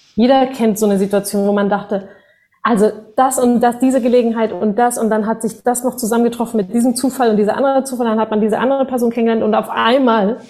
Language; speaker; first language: German; non-native, fluent; Spanish